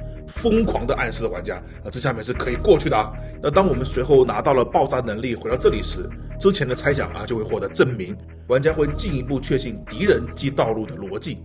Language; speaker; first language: Chinese; native; Chinese